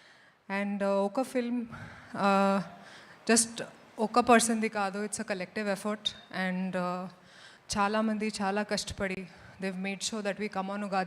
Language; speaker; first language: Telugu; non-native, fluent; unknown